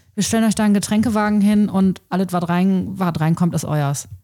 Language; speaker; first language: German; native; German